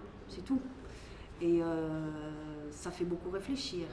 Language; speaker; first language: French; native; French